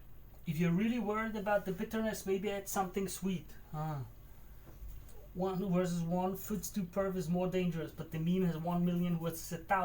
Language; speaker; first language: English; non-native, fluent; German